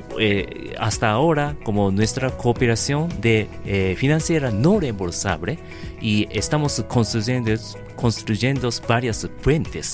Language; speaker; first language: Spanish; non-native, fluent; Japanese